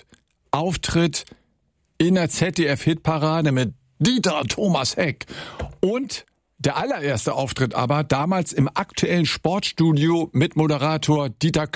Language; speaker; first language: German; native; German